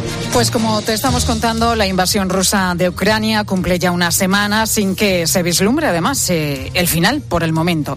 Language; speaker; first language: Spanish; native; Spanish